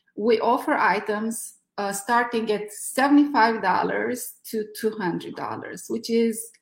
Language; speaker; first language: English; non-native, fluent; Romanian